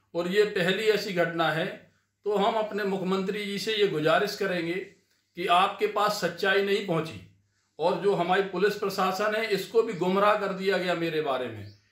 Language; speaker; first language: Hindi; native; Hindi